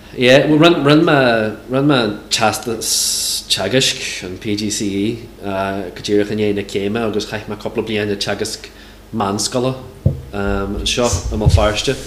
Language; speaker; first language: Irish; non-native, local second language; English